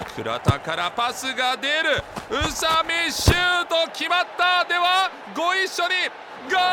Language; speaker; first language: Japanese; non-native, fluent; German